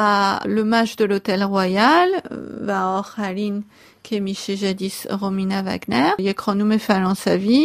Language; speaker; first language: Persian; non-native, local second language; Armenian